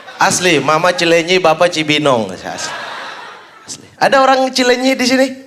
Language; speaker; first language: Indonesian; native; Indonesian